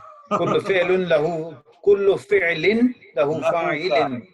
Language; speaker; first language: Arabic; non-native, learner; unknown